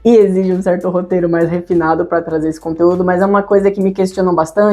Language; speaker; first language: Portuguese; native; Portuguese